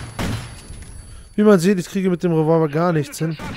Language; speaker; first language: German; native; German